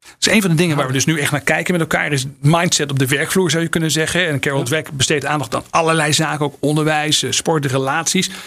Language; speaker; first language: Dutch; native; Dutch